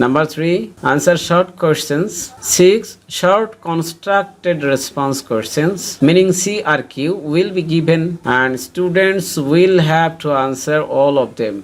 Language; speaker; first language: English; non-native, local second language; Bangla